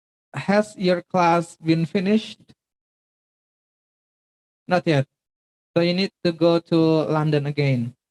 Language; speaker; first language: English; non-native, fluent; Indonesian